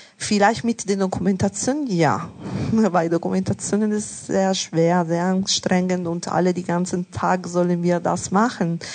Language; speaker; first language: German; non-native, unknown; Italian